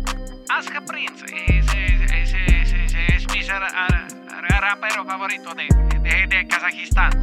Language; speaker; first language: Spanish; non-native, learner; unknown